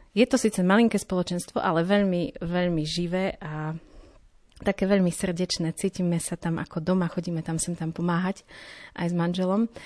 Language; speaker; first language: Slovak; native; Slovak